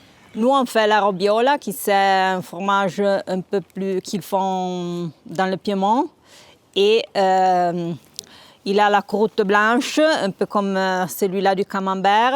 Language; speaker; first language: French; non-native, local second language; Italian